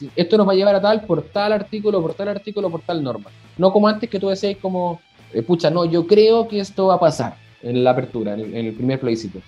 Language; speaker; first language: Spanish; native; Spanish